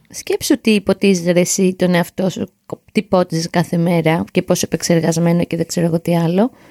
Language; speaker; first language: Greek; native; Greek